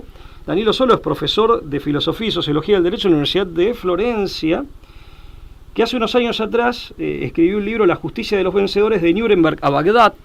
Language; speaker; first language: Spanish; native; Spanish